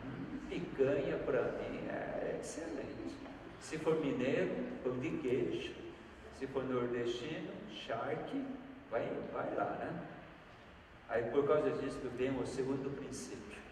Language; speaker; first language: Portuguese; non-native, fluent; Korean